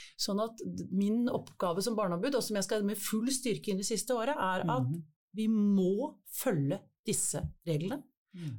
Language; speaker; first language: Norwegian; native; Norwegian